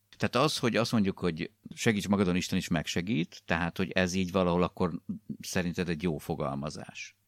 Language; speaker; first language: Hungarian; native; Hungarian